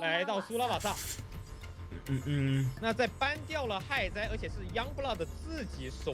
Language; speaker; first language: Chinese; native; Chinese